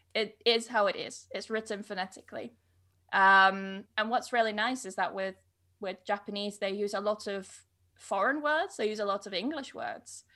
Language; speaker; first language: English; native; English